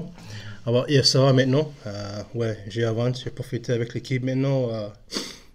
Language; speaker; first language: French; non-native, learner; English